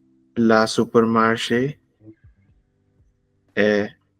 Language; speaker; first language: French; non-native, learner; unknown